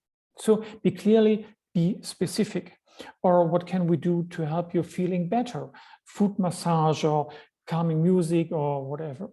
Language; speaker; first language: English; non-native, fluent; German